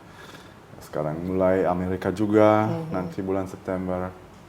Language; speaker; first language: Indonesian; early bilingual, heritage; German